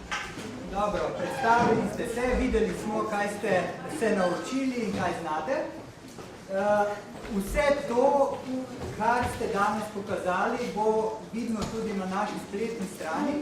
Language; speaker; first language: Slovenian; native; Slovenian